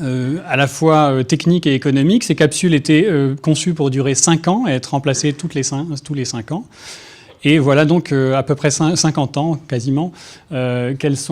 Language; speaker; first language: French; native; French